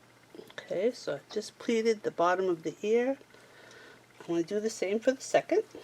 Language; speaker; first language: English; native; English